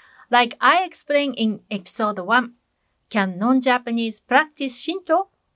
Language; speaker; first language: English; non-native, fluent; Japanese